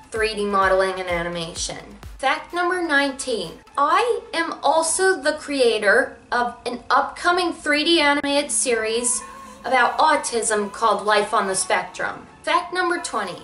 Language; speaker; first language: English; native; English